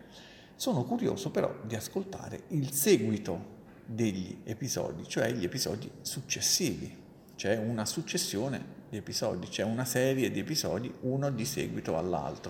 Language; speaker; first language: Italian; native; Italian